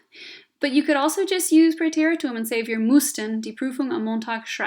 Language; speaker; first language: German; non-native, fluent; English